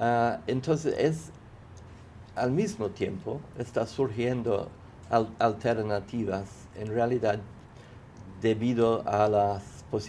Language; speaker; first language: Spanish; non-native, fluent; English